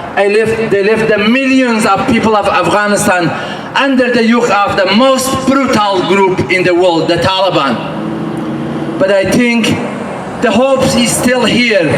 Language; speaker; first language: English; non-native, fluent; Persian